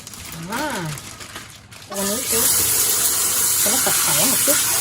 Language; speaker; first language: Vietnamese; native; Vietnamese